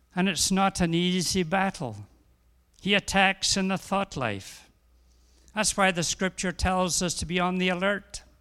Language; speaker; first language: English; native; English